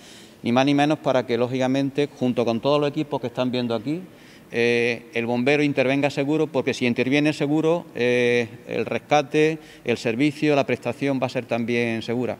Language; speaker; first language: Spanish; native; Spanish